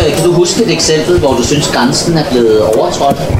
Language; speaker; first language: Danish; native; Danish